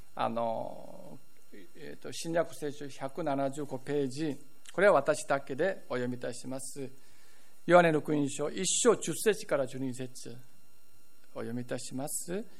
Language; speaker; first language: Japanese; non-native, fluent; Korean